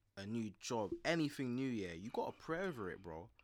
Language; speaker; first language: English; native; English